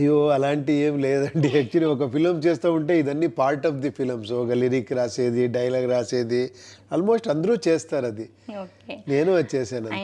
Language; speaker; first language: Telugu; non-native, local second language; Kannada